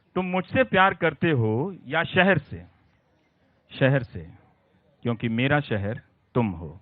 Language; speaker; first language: Hindi; non-native, local second language; Bhojpuri